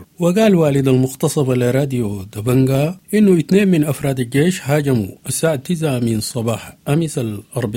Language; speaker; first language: Arabic; native; Arabic